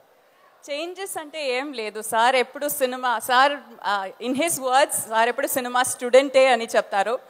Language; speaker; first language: Telugu; non-native, fluent; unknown